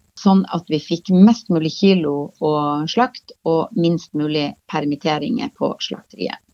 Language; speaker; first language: Norwegian; native; Norwegian